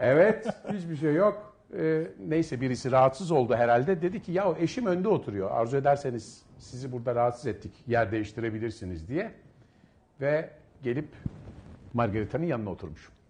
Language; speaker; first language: Turkish; native; Turkish